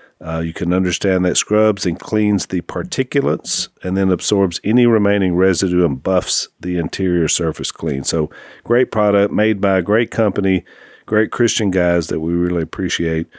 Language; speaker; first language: English; native; English